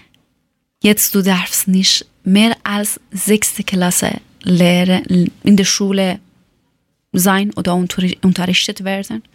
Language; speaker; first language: German; non-native, learner; Persian